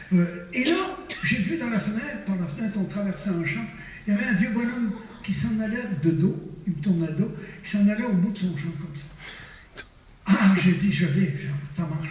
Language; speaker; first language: French; native; French